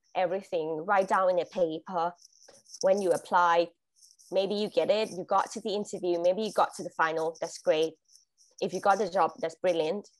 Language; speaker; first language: English; non-native, fluent; Thai